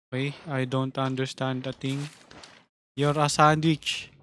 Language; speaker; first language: English; non-native, local second language; Filipino